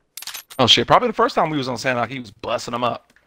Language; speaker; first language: English; native; English